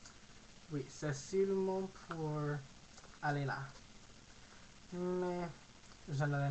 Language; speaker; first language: French; non-native, learner; English